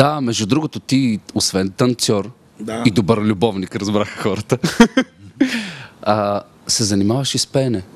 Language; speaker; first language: Bulgarian; native; Bulgarian